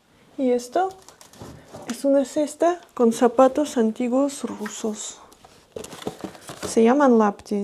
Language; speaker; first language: Spanish; non-native, fluent; Russian